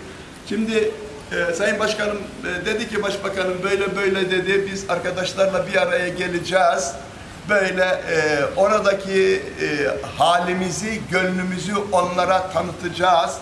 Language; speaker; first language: Turkish; native; Turkish